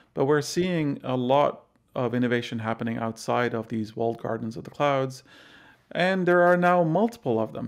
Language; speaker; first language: English; non-native, fluent; Arabic